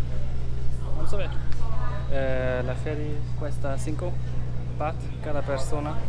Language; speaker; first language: Spanish; non-native, learner; German